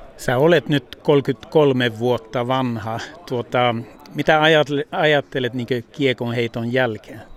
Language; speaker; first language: Finnish; early bilingual, heritage; Finnish